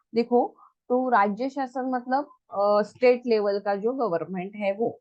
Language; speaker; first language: Hindi; non-native, local second language; Marathi